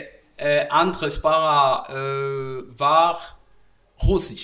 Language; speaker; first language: German; non-native, learner; Portuguese